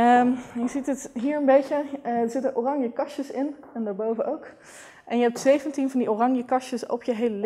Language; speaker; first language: Dutch; native; Dutch